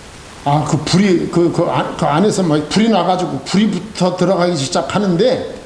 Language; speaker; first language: Korean; native; Korean